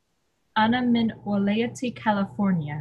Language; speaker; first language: Arabic; non-native, learner; English